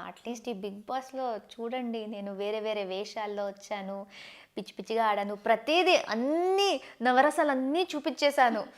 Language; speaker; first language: Telugu; non-native, local second language; Tamil